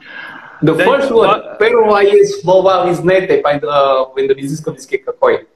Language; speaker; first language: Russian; non-native, fluent; Indonesian